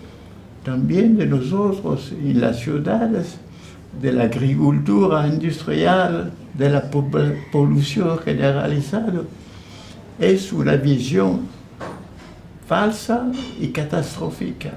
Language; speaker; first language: Spanish; non-native, fluent; French